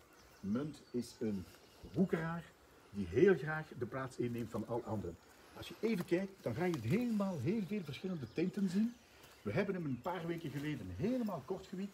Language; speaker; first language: Dutch; native; Dutch